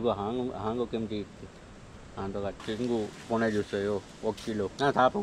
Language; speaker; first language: Korean; non-native, learner; Sinhala